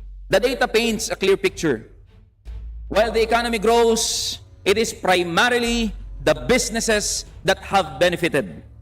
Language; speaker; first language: English; non-native, local second language; Filipino